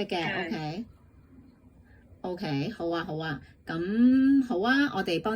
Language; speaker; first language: Cantonese; native; Cantonese